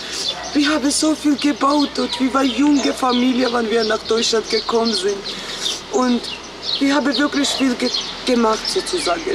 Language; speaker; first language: German; non-native, fluent; Georgian